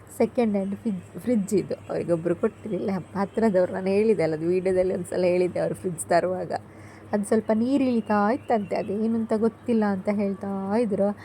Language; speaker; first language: Kannada; native; Kannada